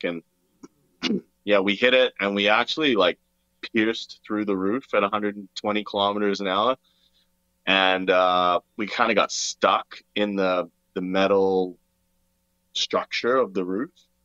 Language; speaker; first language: English; native; English